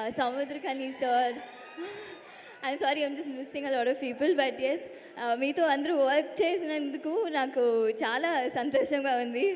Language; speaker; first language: Telugu; non-native, learner; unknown